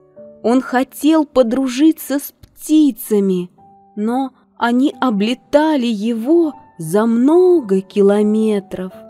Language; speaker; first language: Russian; native; Russian